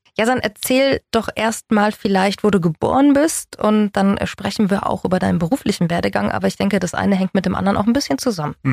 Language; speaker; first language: German; native; German